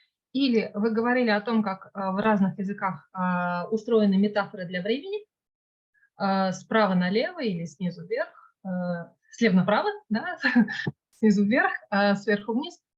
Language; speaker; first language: Russian; native; Russian